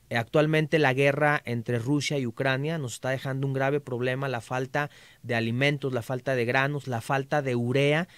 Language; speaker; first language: Spanish; native; Spanish